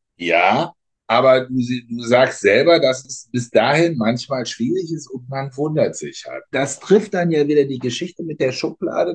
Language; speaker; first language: German; native; German